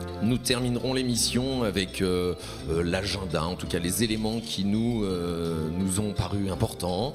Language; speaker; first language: French; native; French